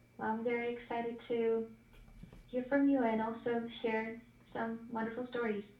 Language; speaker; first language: English; non-native, fluent; Ukrainian